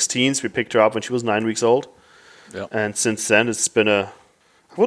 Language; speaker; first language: English; non-native, fluent; German